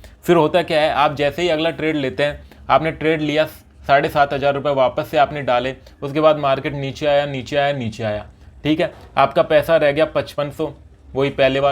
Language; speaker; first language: Hindi; native; Hindi